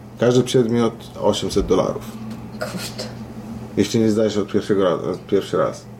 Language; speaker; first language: Polish; non-native, fluent; Arabic